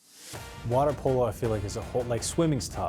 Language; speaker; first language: English; native; English